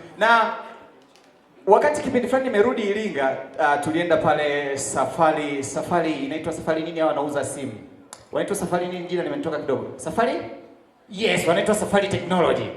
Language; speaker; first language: Swahili; native; Swahili